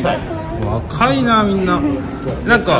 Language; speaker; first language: Japanese; native; Japanese